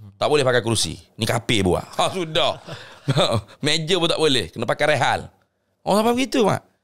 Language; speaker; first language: Malay; native; Malay